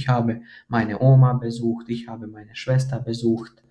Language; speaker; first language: German; non-native, fluent; Croatian